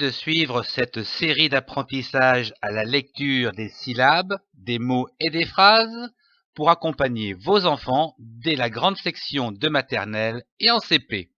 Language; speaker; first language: French; native; French